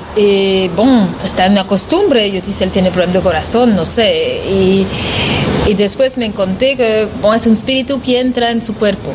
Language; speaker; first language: Spanish; non-native, learner; French